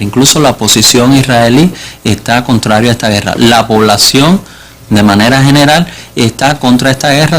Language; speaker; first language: Spanish; native; Spanish